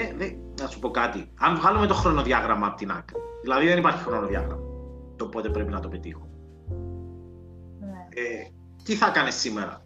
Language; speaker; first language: Greek; native; Greek